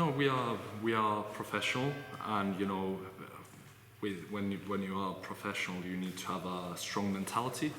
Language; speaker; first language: English; non-native, fluent; Finnish